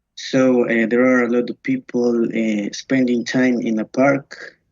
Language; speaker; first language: English; non-native, learner; Spanish